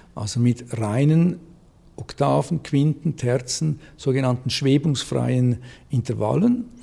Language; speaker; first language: German; native; German